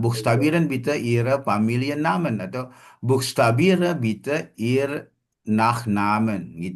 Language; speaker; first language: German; non-native, fluent; Indonesian